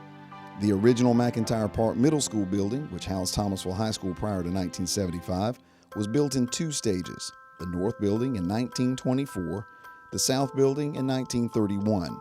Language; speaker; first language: English; native; English